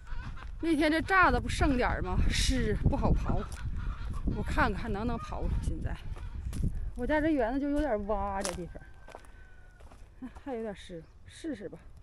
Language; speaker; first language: Chinese; native; Chinese